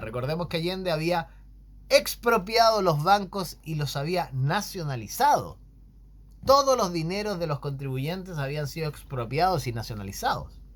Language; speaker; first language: Spanish; native; Spanish